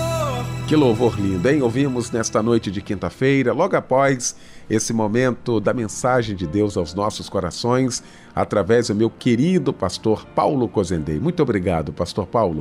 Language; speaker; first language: Portuguese; native; Portuguese